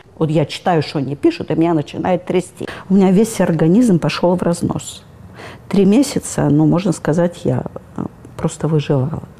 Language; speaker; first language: Russian; native; Russian